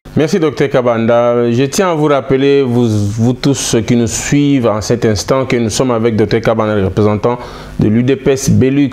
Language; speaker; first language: French; non-native, local second language; Lingala